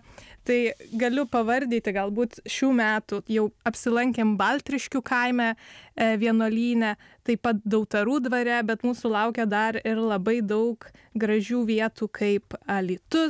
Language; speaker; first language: Lithuanian; native; Lithuanian